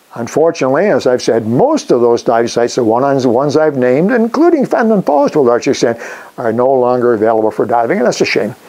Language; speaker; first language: English; native; English